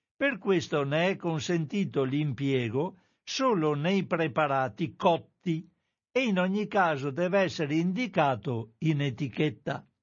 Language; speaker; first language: Italian; native; Italian